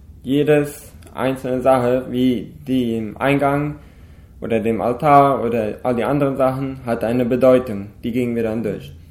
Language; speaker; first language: German; non-native, local second language; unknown